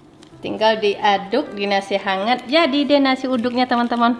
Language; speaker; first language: Indonesian; native; Indonesian